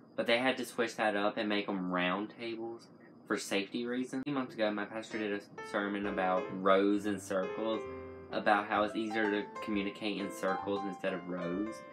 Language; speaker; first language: English; native; English